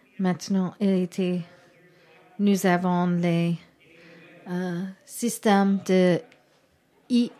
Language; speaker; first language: French; non-native, learner; English